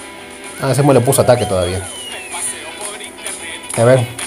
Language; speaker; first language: Spanish; native; Spanish